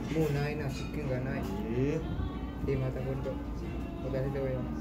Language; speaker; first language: Japanese; non-native, learner; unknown